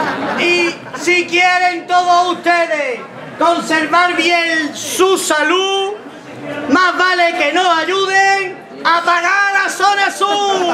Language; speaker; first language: Spanish; native; Spanish